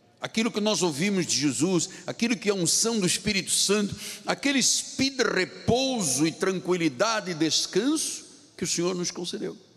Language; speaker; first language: Portuguese; native; Portuguese